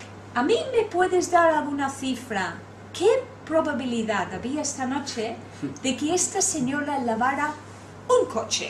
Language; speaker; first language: Spanish; non-native, fluent; English